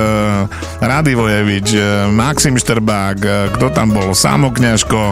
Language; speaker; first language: Slovak; native; Slovak